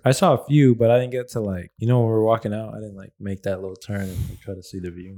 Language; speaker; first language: English; native; English